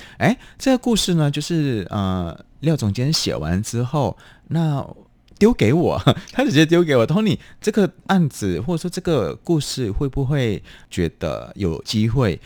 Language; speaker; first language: Chinese; non-native, fluent; Indonesian